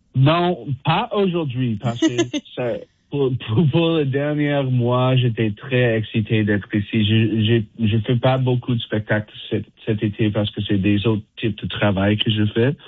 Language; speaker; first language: French; non-native, learner; English